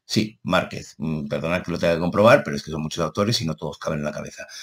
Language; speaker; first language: Spanish; native; Spanish